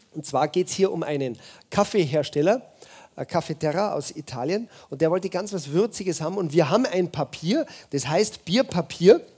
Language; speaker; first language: German; native; German